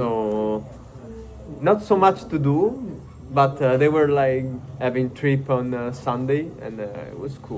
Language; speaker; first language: English; non-native, fluent; Italian